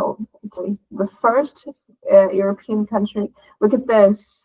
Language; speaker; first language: English; non-native, fluent; Portuguese